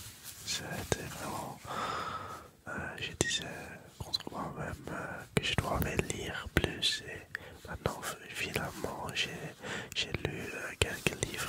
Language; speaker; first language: French; non-native, learner; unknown